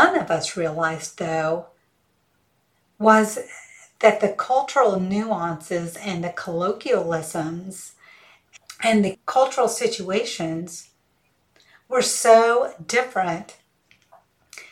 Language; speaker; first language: English; early bilingual, other home language; Hindi